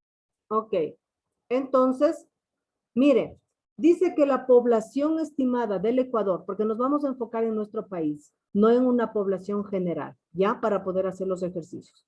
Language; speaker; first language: Spanish; native; Spanish